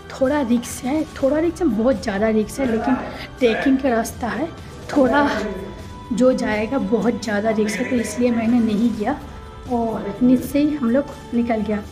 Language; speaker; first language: Hindi; non-native, local second language; Bangla